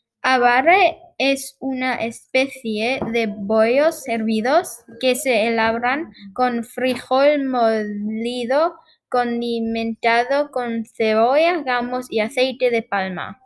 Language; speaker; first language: Spanish; non-native, learner; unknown